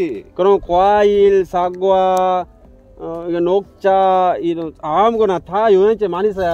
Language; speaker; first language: Korean; non-native, learner; Sinhala